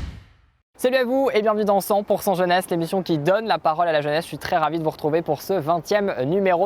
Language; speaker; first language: French; native; French